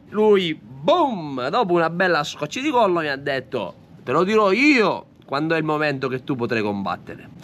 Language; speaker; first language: Italian; non-native, local second language; Sicilian